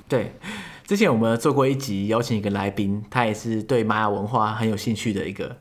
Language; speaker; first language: Chinese; native; Chinese